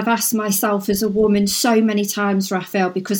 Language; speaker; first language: English; native; English